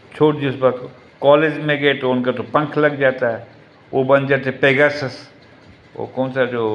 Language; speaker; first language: Hindi; non-native, local second language; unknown